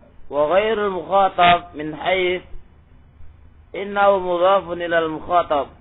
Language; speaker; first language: Arabic; non-native, local second language; Indonesian